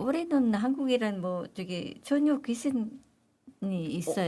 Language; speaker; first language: Korean; non-native, learner; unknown